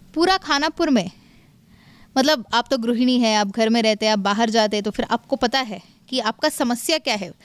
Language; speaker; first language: Hindi; non-native, local second language; Kannada